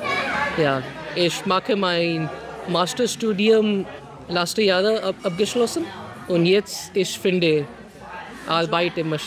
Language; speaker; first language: German; non-native, learner; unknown